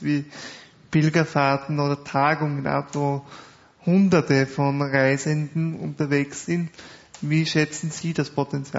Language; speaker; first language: German; native; German